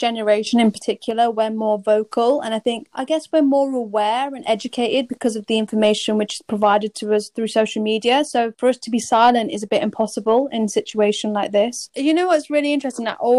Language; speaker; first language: English; native; English